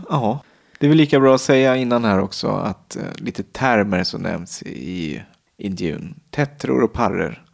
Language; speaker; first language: Swedish; native; Swedish